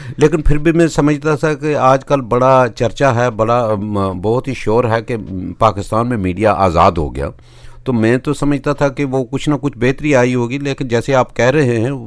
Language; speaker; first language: Urdu; non-native, local second language; Punjabi